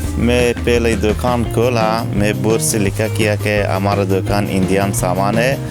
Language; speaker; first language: Hindi; non-native, learner; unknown